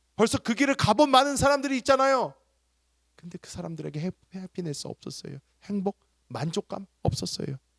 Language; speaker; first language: Korean; early bilingual, heritage; Korean